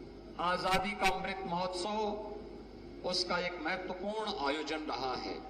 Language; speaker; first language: Hindi; native; Hindi